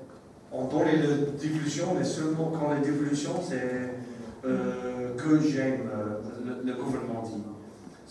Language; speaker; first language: French; non-native, learner; English